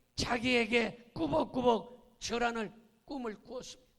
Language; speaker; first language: Korean; native; Korean